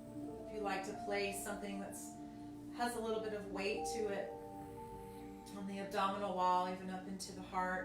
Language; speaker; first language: English; native; English